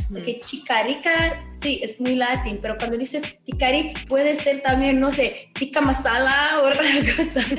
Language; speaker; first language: Spanish; non-native, fluent; Romanian